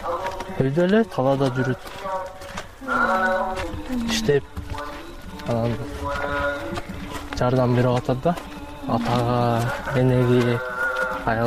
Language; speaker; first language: Kyrgyz; non-native, local second language; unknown